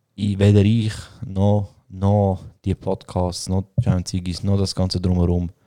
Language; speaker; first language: German; early bilingual, other home language; Bosnian